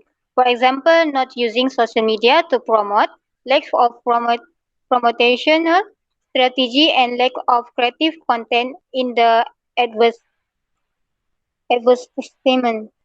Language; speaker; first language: English; non-native, local second language; Malay